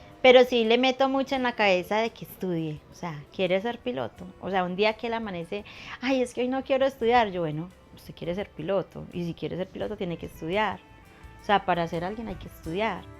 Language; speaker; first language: Spanish; native; Spanish